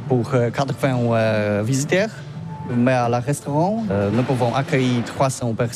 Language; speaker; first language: French; non-native, learner; Polish